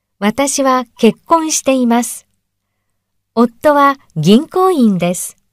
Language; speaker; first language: Japanese; native; Japanese